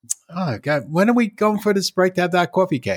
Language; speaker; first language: English; native; English